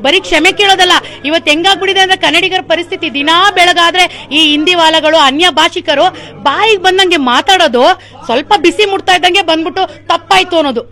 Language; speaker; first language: Kannada; native; Kannada